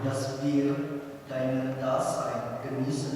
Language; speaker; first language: German; non-native, learner; Indonesian